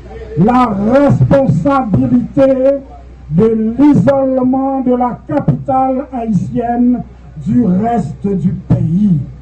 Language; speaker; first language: French; non-native, local second language; Haitian Creole